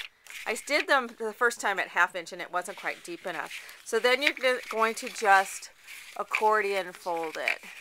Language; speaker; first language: English; native; English